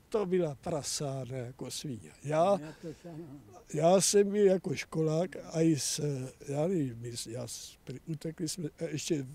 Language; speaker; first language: Czech; native; Czech